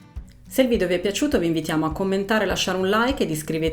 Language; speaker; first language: Italian; native; Italian